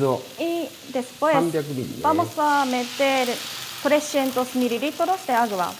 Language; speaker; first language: Spanish; non-native, fluent; Japanese